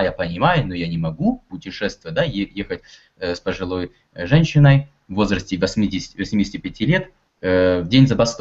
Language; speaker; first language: Russian; native; Russian